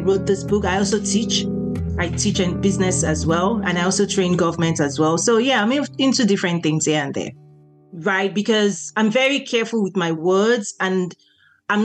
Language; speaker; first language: English; non-native, local second language; Yoruba